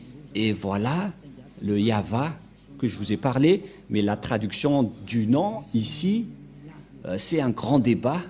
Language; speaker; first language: French; non-native, local second language; Malagasy